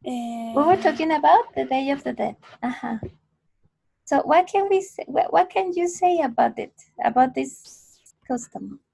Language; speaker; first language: English; non-native, fluent; Spanish